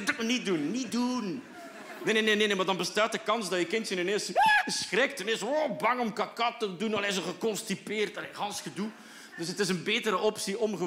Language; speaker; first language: Dutch; native; Dutch